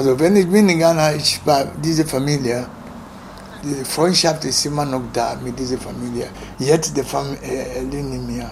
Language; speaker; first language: German; non-native, learner; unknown